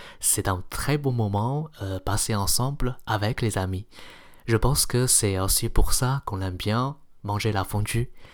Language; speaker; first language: French; non-native, fluent; Chinese